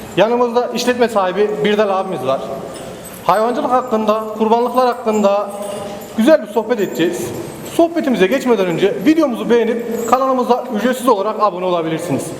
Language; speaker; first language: Turkish; native; Turkish